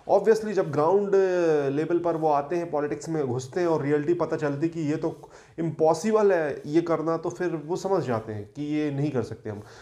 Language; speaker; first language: Hindi; native; Hindi